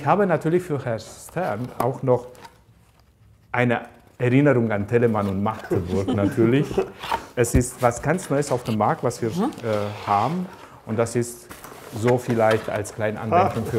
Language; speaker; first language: German; native; German